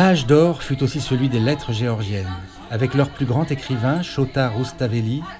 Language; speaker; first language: French; native; French